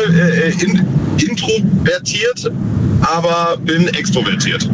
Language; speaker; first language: German; native; German